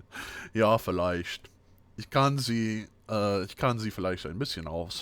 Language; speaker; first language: German; non-native, fluent; English